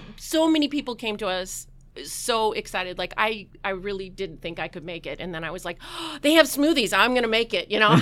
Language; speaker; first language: English; native; English